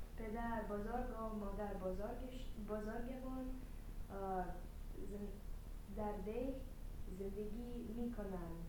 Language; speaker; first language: Persian; non-native, learner; Russian